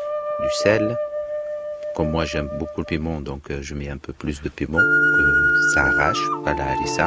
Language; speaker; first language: French; non-native, local second language; Arabic